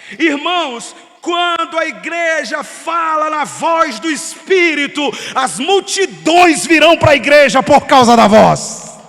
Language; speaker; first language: Portuguese; native; Portuguese